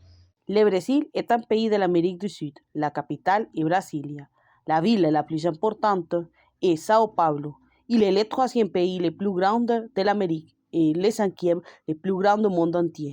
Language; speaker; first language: French; non-native, learner; Spanish